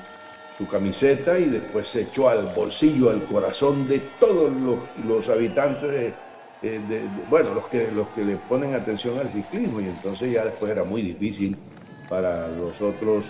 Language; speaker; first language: Spanish; native; Spanish